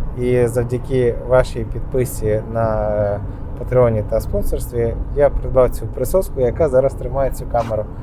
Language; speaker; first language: Ukrainian; non-native, local second language; Russian